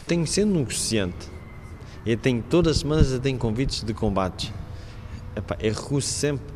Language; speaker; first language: Portuguese; native; Portuguese